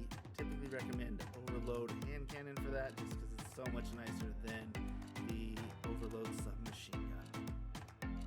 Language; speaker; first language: English; native; English